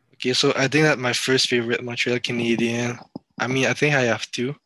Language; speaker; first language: English; non-native, fluent; French